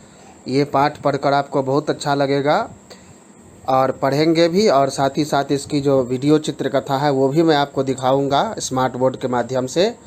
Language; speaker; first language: Hindi; native; Hindi